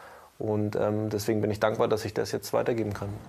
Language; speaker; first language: German; native; German